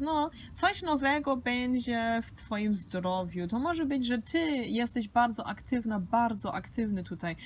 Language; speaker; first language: Polish; early bilingual, heritage; Polish